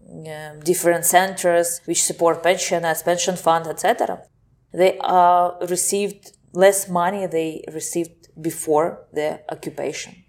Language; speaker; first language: English; non-native, fluent; Ukrainian